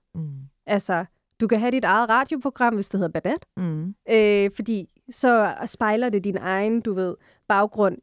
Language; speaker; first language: Danish; early bilingual, other home language; Arabic